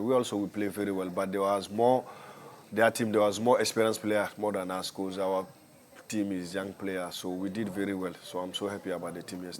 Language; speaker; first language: English; non-native, learner; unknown